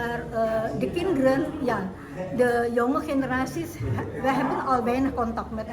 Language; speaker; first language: Dutch; early bilingual, heritage; Indonesian